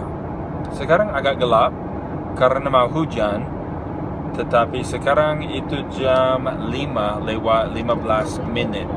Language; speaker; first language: Indonesian; non-native, fluent; English